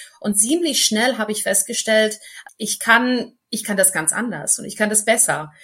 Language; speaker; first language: German; non-native, fluent; English